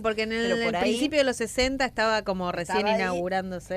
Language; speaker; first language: Spanish; native; Spanish